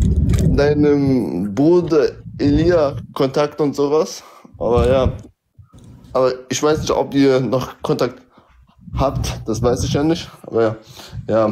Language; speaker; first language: German; early bilingual, other home language; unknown